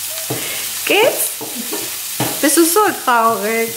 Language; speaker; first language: German; native; German